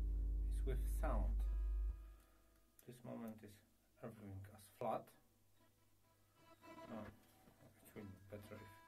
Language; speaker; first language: English; non-native, learner; Polish